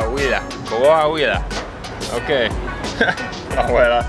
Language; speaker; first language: Spanish; non-native, learner; English